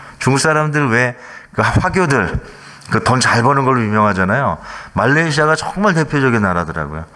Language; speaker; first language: Korean; native; Korean